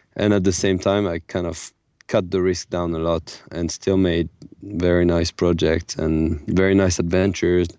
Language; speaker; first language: English; non-native, fluent; French